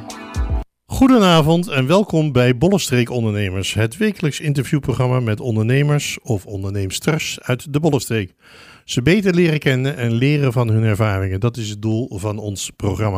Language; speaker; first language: Dutch; native; Dutch